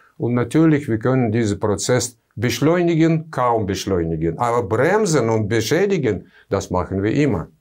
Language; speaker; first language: German; non-native, fluent; Russian